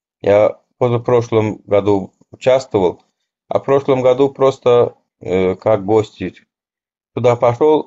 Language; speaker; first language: Russian; non-native, local second language; Turkmen